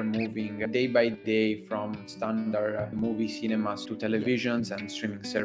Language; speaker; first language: English; non-native, fluent; Italian